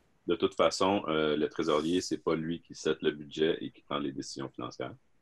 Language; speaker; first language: French; native; French